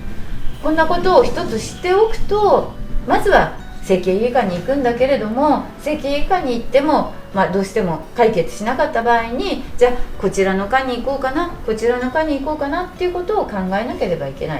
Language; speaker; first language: Japanese; native; Japanese